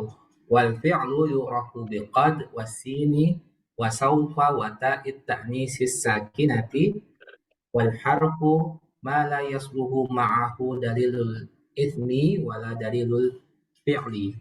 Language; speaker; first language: Arabic; non-native, learner; Indonesian